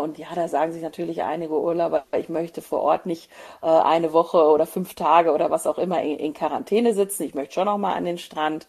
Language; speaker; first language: German; native; German